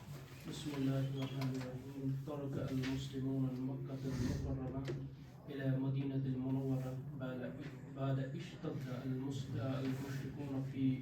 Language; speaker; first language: Arabic; non-native, learner; Urdu